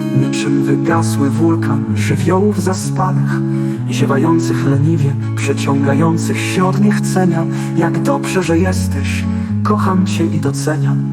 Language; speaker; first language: Polish; native; Polish